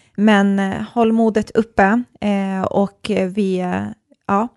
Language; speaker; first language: Swedish; early bilingual, other home language; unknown